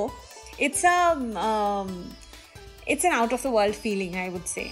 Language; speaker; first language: English; non-native, local second language; Bangla